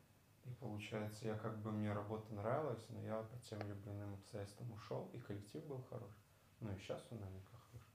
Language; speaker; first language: Russian; native; Russian